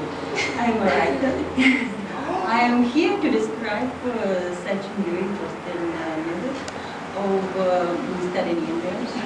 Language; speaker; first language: English; non-native, learner; Russian